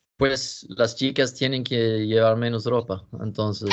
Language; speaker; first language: Spanish; non-native, learner; Swedish